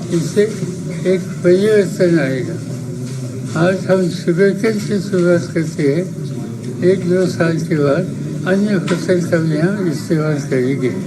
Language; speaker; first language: Hindi; non-native, local second language; Marathi